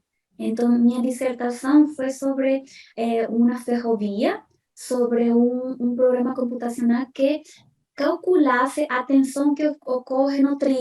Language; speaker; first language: Portuguese; non-native, fluent; Spanish